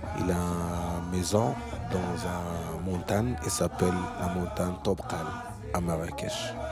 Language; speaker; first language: French; non-native, learner; Arabic